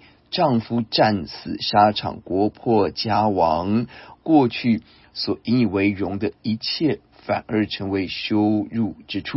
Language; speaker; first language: Chinese; native; Chinese